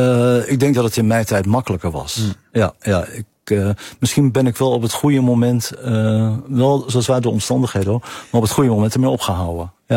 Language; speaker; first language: Dutch; native; Dutch